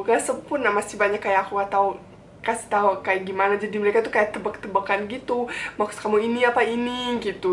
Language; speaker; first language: Indonesian; non-native, fluent; Bosnian